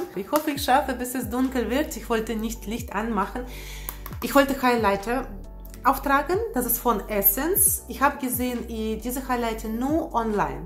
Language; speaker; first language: German; non-native, fluent; Russian